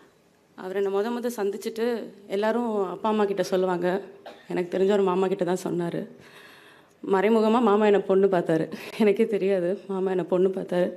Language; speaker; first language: Tamil; native; Tamil